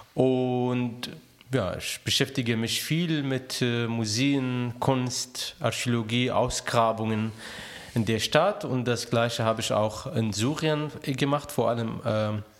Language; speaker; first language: German; non-native, fluent; Arabic